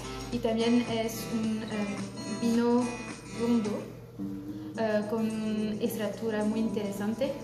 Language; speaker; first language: Spanish; non-native, fluent; French